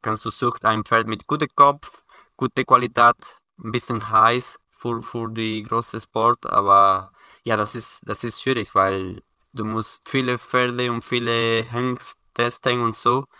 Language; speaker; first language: German; non-native, learner; Spanish